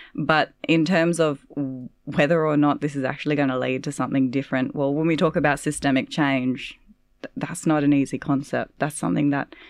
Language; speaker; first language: English; native; English